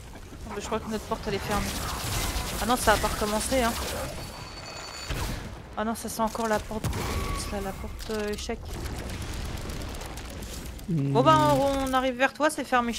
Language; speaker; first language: French; native; French